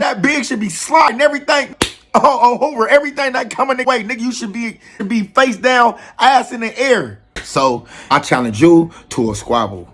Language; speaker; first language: English; native; English